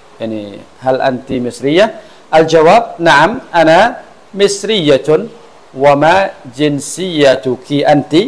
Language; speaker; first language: Arabic; non-native, fluent; Khmer